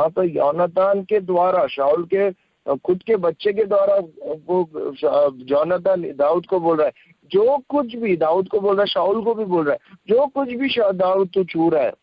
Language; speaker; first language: Hindi; non-native, local second language; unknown